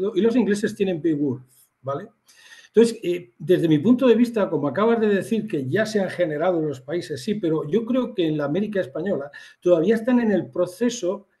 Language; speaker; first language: Spanish; native; Spanish